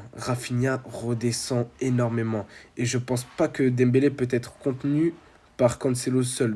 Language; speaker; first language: French; native; French